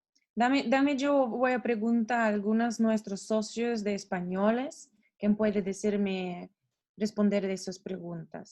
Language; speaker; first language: Spanish; non-native, learner; Russian